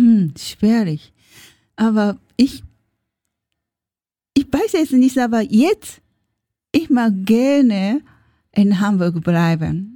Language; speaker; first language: German; non-native, learner; Japanese